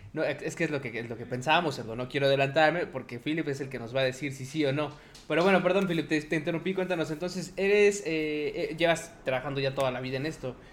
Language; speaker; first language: Spanish; native; Spanish